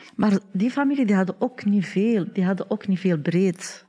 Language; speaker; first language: Dutch; non-native, learner; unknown